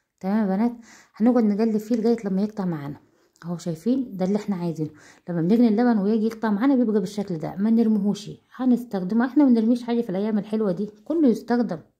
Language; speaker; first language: Arabic; native; Arabic